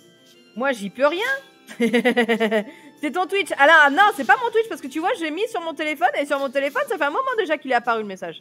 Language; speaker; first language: French; native; French